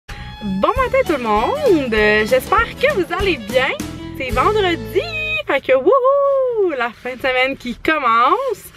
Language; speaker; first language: French; native; French